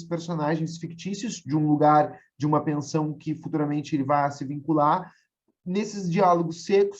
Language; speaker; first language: Portuguese; native; Portuguese